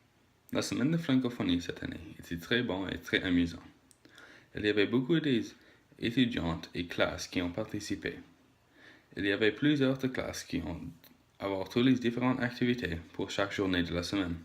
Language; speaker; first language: French; non-native, learner; English